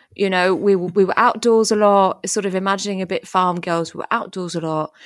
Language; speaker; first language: English; early bilingual, other home language; French